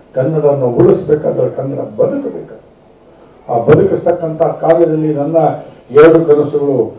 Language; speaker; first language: Kannada; native; Kannada